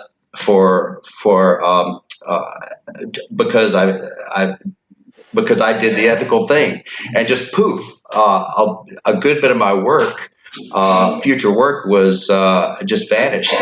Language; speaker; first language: English; native; English